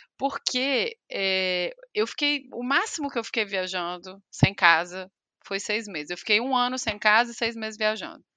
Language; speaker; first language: Portuguese; native; Portuguese